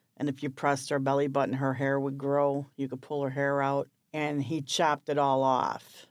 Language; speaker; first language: English; native; English